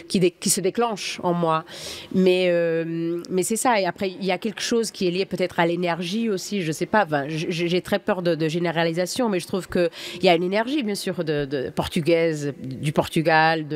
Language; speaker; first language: French; non-native, fluent; Portuguese